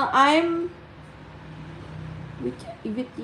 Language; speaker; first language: English; non-native, learner; Indonesian